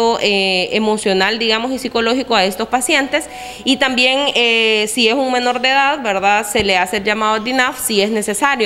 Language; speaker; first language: Spanish; native; Spanish